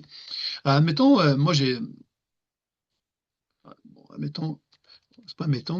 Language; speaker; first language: French; native; French